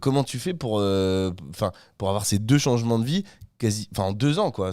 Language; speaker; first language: French; native; French